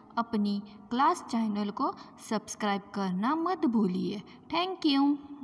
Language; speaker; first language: Hindi; non-native, local second language; Marathi